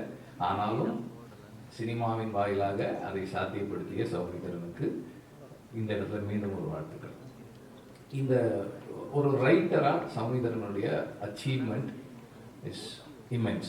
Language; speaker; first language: Tamil; native; Tamil